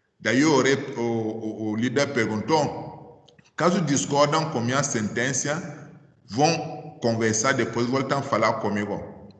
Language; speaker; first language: Portuguese; non-native, fluent; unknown